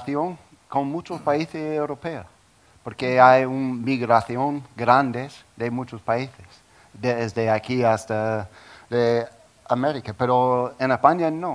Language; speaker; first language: Spanish; non-native, learner; English